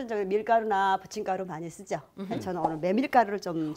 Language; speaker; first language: Korean; native; Korean